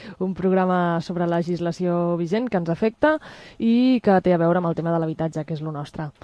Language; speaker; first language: Catalan; non-native, local second language; Spanish